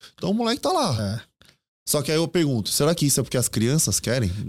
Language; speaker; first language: Portuguese; native; Portuguese